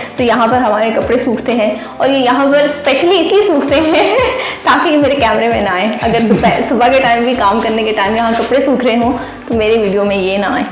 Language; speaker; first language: Urdu; native; Urdu